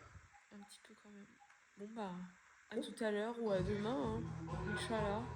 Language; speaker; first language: French; native; French